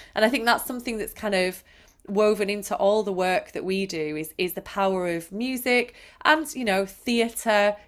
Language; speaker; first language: English; native; English